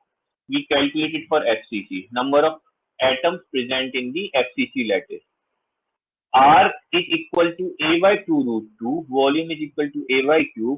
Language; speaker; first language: English; non-native, local second language; Hindi